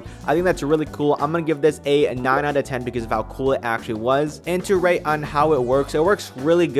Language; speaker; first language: English; native; English